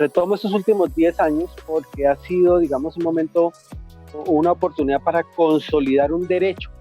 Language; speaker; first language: Spanish; native; Spanish